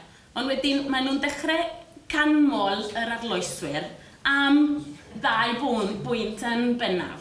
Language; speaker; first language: Welsh; non-native, fluent; Spanish